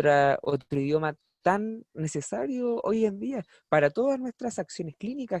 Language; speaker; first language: Spanish; native; Spanish